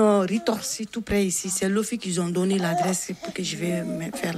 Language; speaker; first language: French; non-native, local second language; Bambara